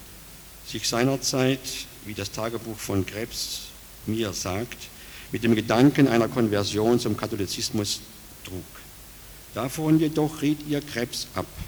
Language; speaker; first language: German; native; German